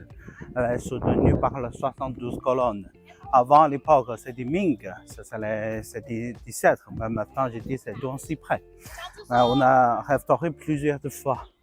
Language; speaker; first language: French; non-native, learner; Chinese